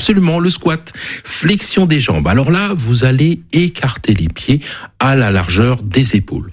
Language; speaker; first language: French; native; French